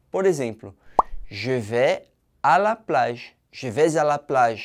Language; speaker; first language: French; non-native, fluent; Portuguese